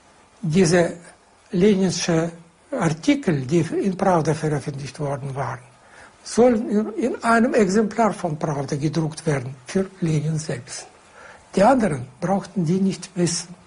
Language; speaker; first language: German; non-native, fluent; Russian